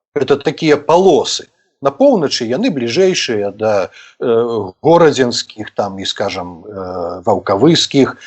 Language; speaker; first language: Belarusian; native; Belarusian